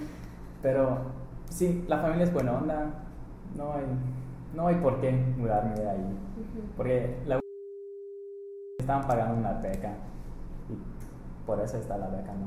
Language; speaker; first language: Spanish; non-native, fluent; English